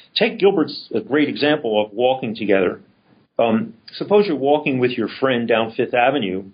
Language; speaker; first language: English; native; English